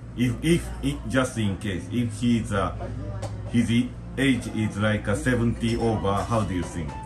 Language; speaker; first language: English; non-native, learner; Japanese